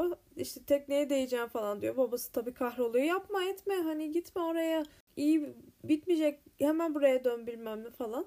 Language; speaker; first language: Turkish; native; Turkish